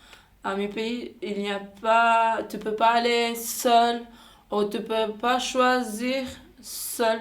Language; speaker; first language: French; non-native, learner; Albanian